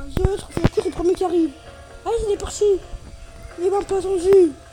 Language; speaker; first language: French; native; French